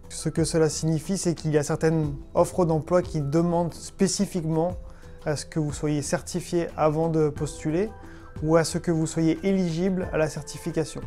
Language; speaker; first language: French; native; French